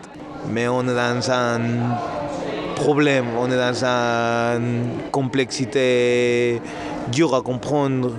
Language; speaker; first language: French; non-native, learner; Spanish